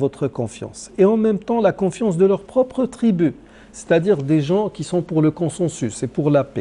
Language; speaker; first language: French; non-native, local second language; Arabic